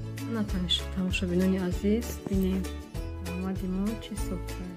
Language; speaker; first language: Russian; non-native, local second language; Tajik